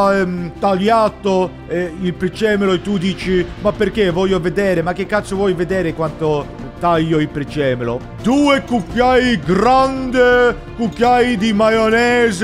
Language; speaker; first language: Italian; non-native, learner; English